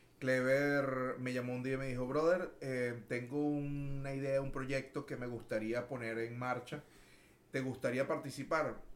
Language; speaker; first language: Spanish; native; Spanish